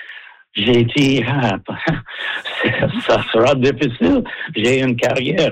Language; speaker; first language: French; non-native, local second language; English